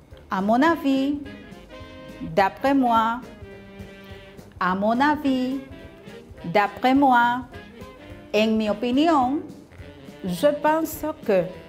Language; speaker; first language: French; non-native, fluent; Spanish